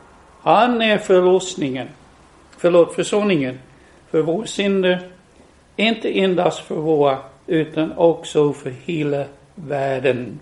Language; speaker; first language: Swedish; non-native, fluent; English